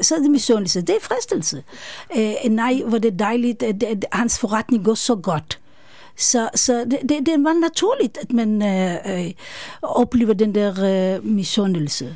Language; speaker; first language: Danish; non-native, fluent; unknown